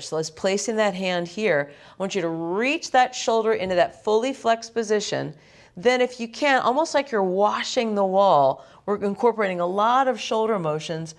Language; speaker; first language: English; native; English